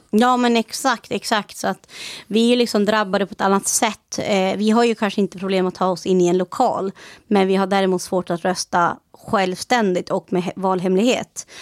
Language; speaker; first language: Swedish; native; Swedish